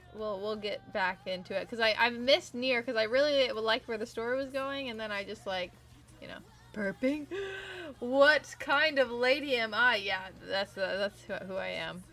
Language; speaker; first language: English; native; English